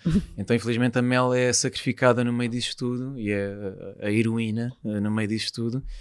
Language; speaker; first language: Portuguese; native; Portuguese